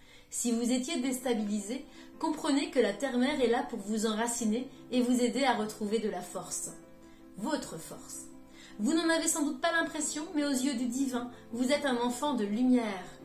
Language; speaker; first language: French; native; French